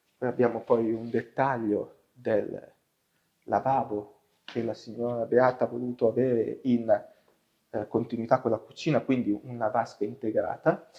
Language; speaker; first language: Italian; native; Italian